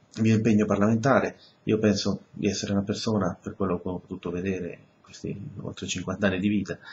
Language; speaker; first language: Italian; early bilingual, other home language; Spanish